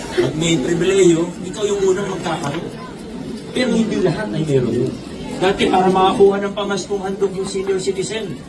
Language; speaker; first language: Filipino; native; Filipino